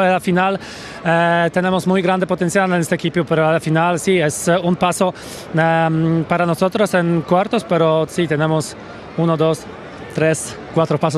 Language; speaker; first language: Spanish; non-native, fluent; Polish